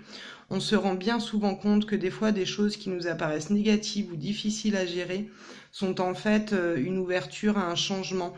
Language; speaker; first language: French; native; French